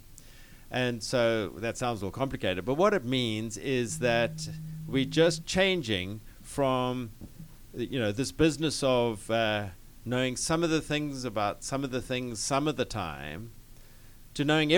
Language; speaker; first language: English; native; English